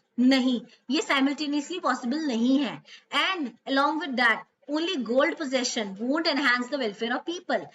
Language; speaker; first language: Hindi; native; Hindi